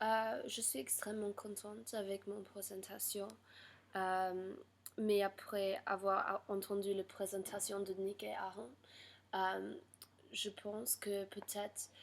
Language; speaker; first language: French; non-native, learner; English